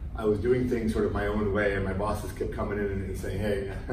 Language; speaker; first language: English; native; English